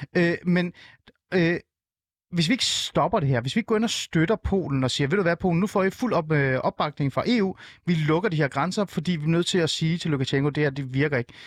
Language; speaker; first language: Danish; early bilingual, other home language; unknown